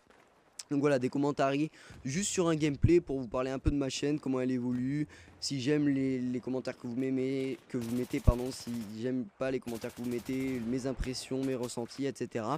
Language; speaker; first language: French; native; French